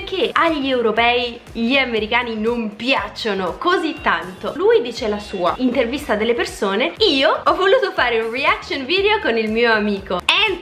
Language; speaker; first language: Italian; native; Italian